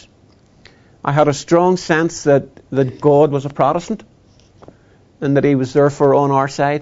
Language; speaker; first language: English; native; English